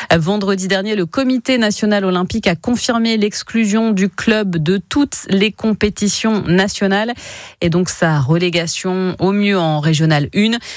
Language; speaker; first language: French; native; French